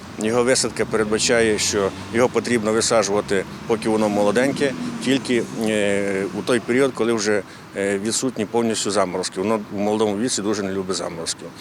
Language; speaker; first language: Ukrainian; native; Ukrainian